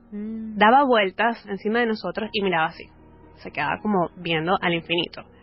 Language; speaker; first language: Spanish; native; Spanish